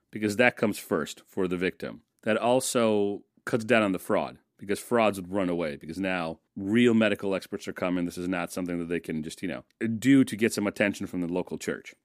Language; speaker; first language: English; early bilingual, other home language; Russian